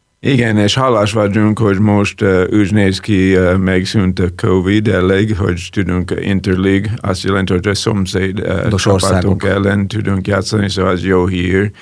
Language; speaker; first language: Hungarian; non-native, learner; English